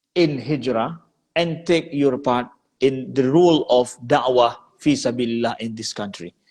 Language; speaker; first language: English; non-native, learner; Indonesian